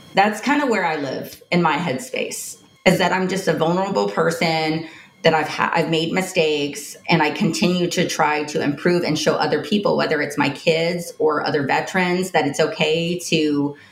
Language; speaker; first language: English; native; English